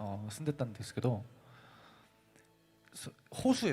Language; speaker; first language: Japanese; non-native, learner; Korean